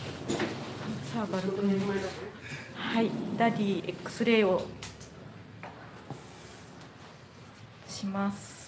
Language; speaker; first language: Japanese; native; Japanese